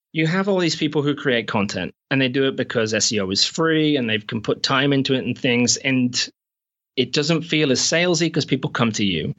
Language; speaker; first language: English; native; English